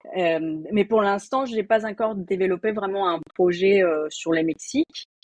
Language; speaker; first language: French; non-native, fluent; Spanish